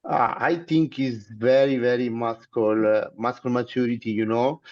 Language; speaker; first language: English; non-native, learner; Italian